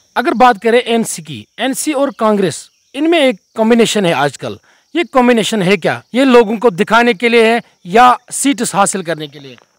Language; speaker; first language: Hindi; non-native, local second language; Kashmiri